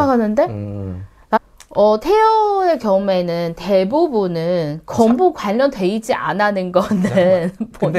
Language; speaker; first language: Korean; non-native, learner; Chinese